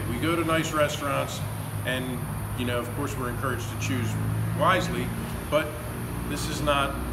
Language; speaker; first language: English; native; English